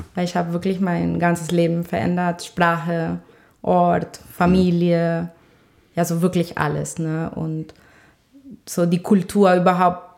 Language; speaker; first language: German; non-native, fluent; Spanish